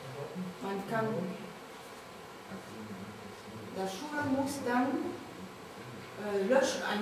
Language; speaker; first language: German; non-native, learner; French